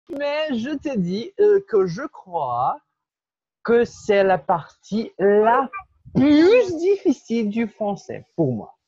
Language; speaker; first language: French; non-native, fluent; Portuguese